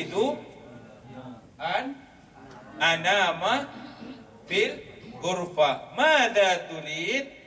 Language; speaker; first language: Arabic; non-native, fluent; Malay